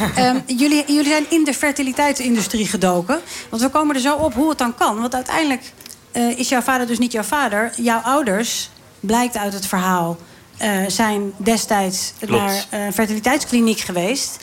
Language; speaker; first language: Dutch; native; Dutch